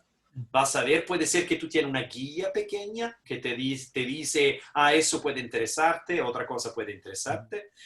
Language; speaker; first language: Spanish; non-native, fluent; Italian